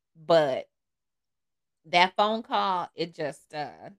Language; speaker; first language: English; native; English